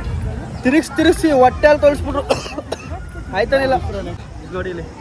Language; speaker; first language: Kannada; native; Kannada